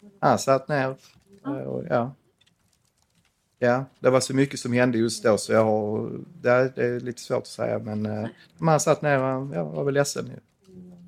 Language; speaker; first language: Swedish; native; Swedish